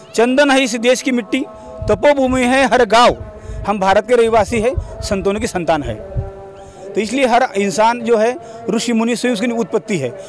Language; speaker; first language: Hindi; non-native, local second language; Marathi